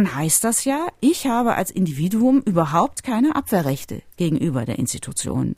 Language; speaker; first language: German; native; German